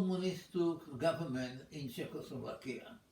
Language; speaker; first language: English; non-native, fluent; Czech